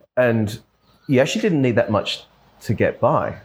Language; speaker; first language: English; native; English